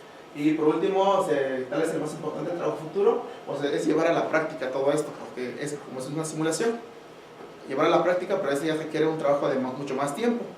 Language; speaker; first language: Spanish; native; Spanish